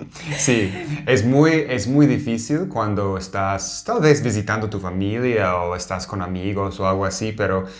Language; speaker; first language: Spanish; non-native, fluent; English